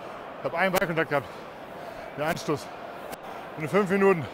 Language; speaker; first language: German; native; German